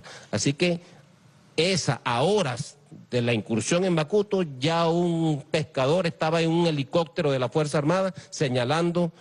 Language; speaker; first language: Spanish; native; Spanish